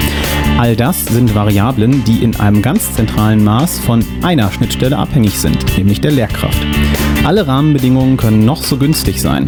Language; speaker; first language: German; native; German